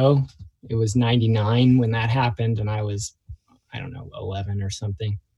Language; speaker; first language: English; native; English